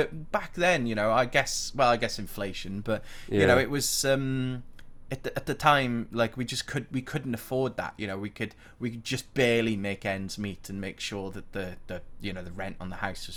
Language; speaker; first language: English; native; English